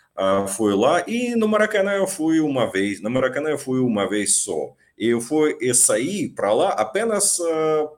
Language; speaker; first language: Portuguese; non-native, fluent; Ukrainian